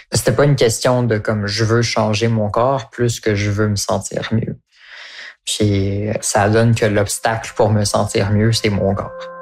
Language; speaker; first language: French; native; French